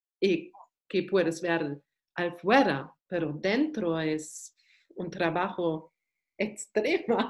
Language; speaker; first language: Spanish; non-native, learner; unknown